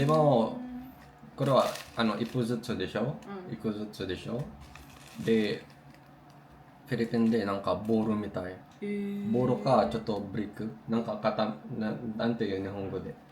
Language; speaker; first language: Japanese; non-native, learner; Filipino